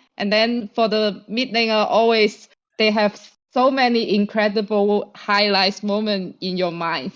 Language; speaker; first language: English; non-native, fluent; Chinese